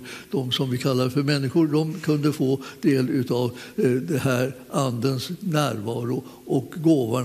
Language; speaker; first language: Swedish; native; Swedish